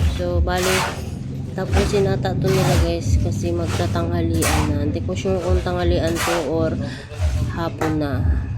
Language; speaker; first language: Filipino; non-native, local second language; Cebuano